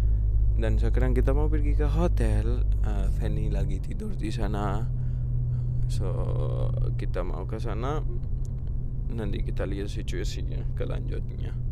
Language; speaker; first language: Indonesian; non-native, fluent; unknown